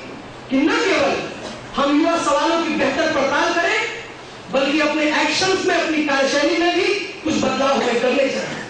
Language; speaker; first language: Hindi; native; Hindi